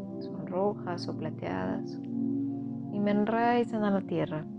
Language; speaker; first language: Spanish; native; Spanish